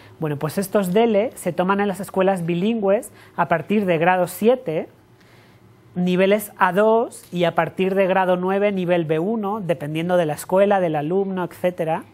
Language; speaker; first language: Spanish; native; Spanish